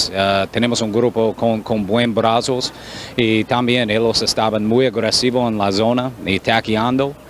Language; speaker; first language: Spanish; non-native, fluent; English